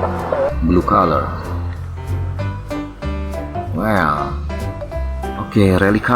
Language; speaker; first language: English; non-native, learner; Indonesian